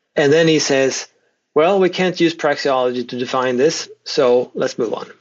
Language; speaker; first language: English; non-native, fluent; Swedish